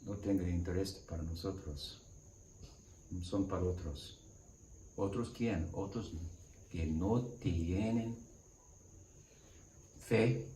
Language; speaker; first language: Spanish; non-native, learner; English